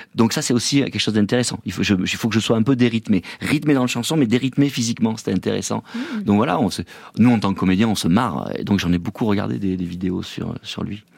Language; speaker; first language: French; native; French